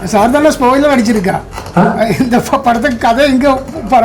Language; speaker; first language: Tamil; non-native, learner; Malayalam